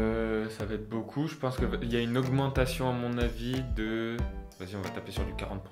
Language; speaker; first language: French; native; French